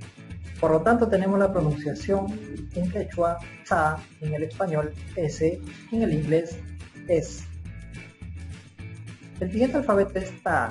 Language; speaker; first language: Spanish; non-native, local second language; Quechua